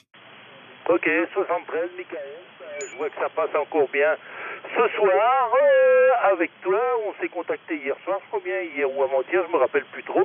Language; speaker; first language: French; native; French